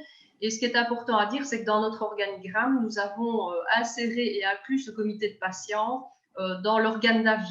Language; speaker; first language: French; native; French